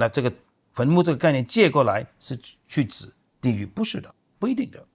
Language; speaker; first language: Chinese; native; Chinese